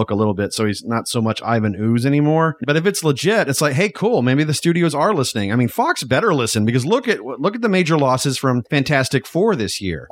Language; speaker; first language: English; native; English